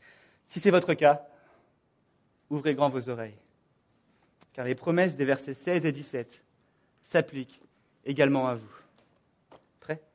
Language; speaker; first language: French; native; French